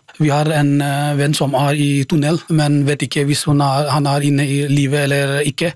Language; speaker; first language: Norwegian; non-native, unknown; Nepali